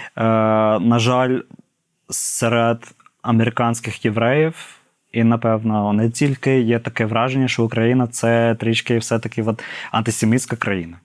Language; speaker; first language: Ukrainian; non-native, fluent; English